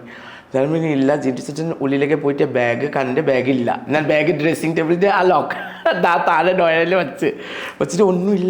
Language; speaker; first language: Malayalam; non-native, learner; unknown